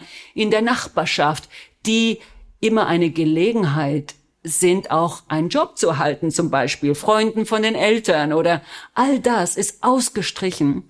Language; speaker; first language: German; non-native, fluent; Spanish